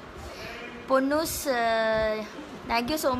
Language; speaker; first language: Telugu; non-native, learner; Malayalam